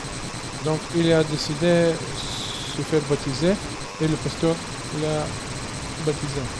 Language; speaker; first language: French; non-native, fluent; Bulgarian